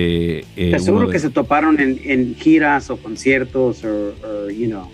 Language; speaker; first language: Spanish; early bilingual, heritage; Spanish